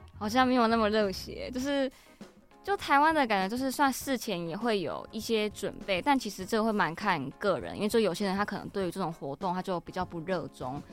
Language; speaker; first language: Chinese; native; Chinese